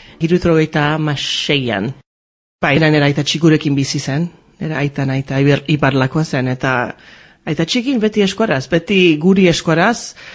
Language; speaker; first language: Basque; early bilingual, heritage; English